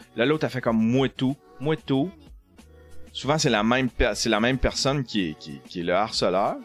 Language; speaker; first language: French; native; French